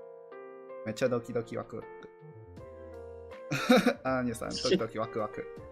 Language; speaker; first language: Japanese; non-native, learner; English